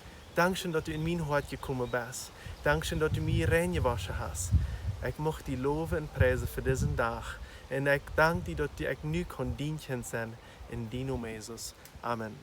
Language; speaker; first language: German; non-native, learner; Plautdietsch